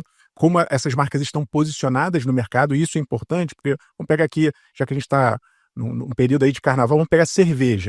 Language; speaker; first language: Portuguese; native; Portuguese